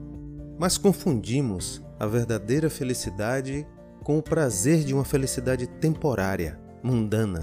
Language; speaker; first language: Portuguese; native; Portuguese